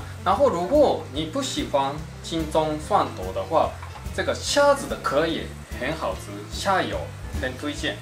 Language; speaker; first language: Chinese; non-native, fluent; Japanese